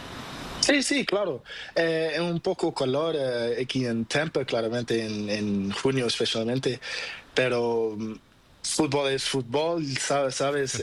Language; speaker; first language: Spanish; non-native, learner; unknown